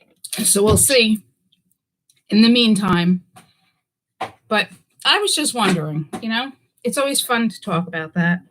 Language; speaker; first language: English; native; English